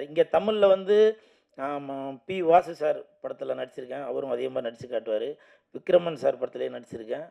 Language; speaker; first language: Tamil; native; Tamil